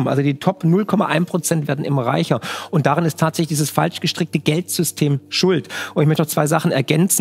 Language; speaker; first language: German; native; German